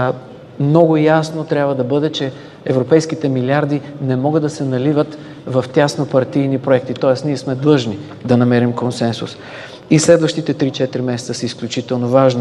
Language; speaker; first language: Bulgarian; native; Bulgarian